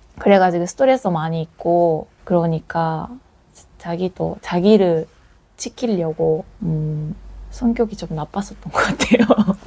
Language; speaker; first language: Korean; non-native, fluent; Japanese